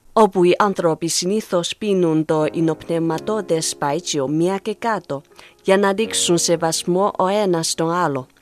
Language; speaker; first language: Greek; non-native, fluent; Chinese